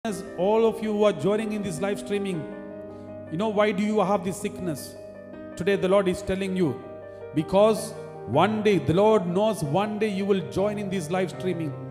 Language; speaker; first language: English; non-native, local second language; Malayalam